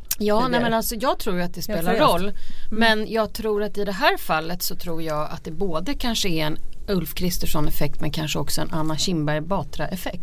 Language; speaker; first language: Swedish; native; Swedish